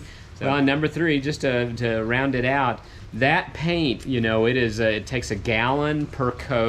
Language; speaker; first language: English; native; English